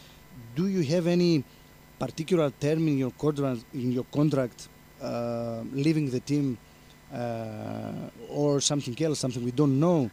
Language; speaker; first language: English; non-native, fluent; Greek